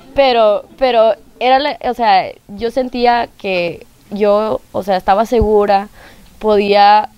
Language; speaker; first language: Spanish; early bilingual, heritage; Spanish